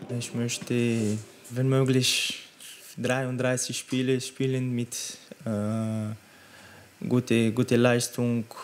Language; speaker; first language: German; non-native, learner; Portuguese